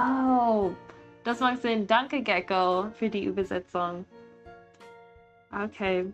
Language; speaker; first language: German; non-native, learner; English